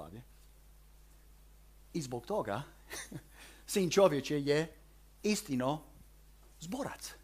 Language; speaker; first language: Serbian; early bilingual, heritage; Serbian